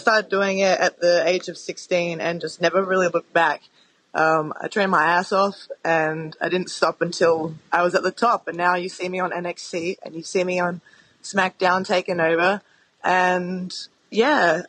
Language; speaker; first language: English; native; English